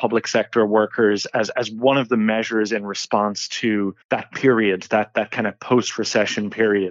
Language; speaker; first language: English; native; English